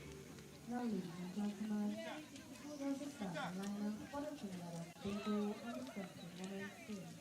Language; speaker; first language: English; native; English